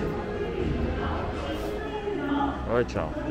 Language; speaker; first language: Japanese; native; Japanese